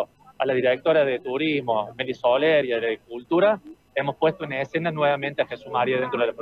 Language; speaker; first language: Spanish; native; Spanish